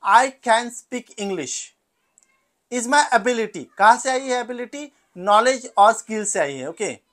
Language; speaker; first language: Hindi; non-native, local second language; Marathi